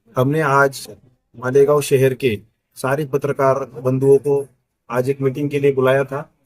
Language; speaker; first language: Hindi; non-native, local second language; Marathi